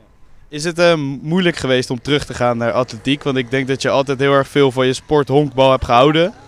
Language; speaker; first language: Dutch; native; Dutch